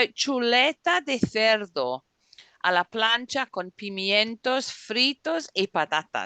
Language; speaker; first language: Spanish; non-native, fluent; English